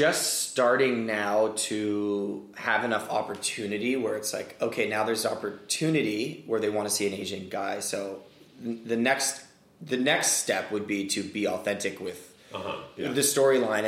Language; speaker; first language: English; native; English